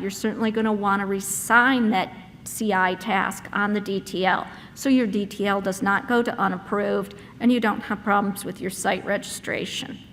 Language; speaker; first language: English; native; English